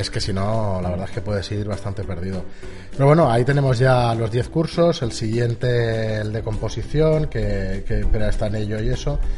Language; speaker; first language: Spanish; native; Spanish